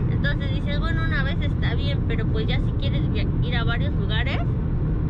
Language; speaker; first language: Spanish; native; Spanish